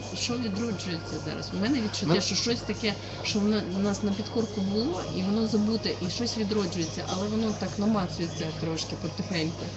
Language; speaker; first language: Ukrainian; native; Ukrainian